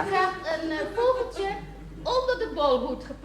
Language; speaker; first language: Dutch; native; Dutch